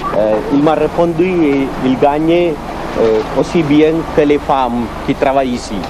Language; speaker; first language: French; non-native, fluent; Sinhala